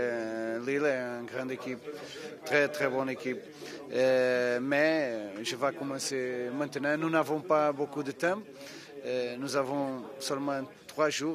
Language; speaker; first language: French; non-native, fluent; Portuguese